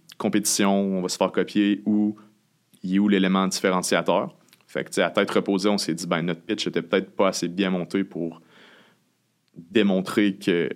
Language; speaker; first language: French; native; French